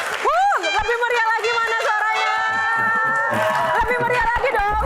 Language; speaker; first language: Indonesian; native; Indonesian